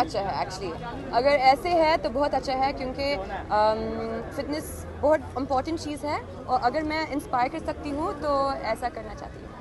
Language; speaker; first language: Hindi; non-native, learner; Sinhala